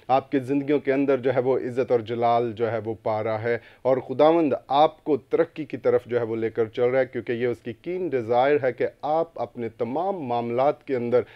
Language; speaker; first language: Urdu; non-native, local second language; Punjabi